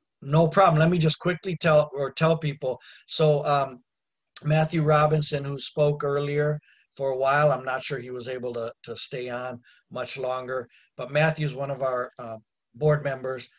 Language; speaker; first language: English; native; English